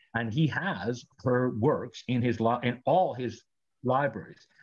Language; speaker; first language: English; native; English